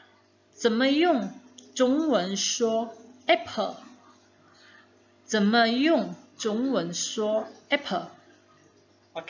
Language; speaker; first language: Chinese; non-native, fluent; Indonesian